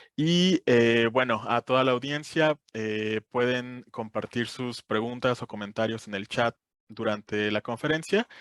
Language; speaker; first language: Spanish; native; Spanish